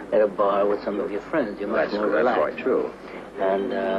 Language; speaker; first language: English; native; English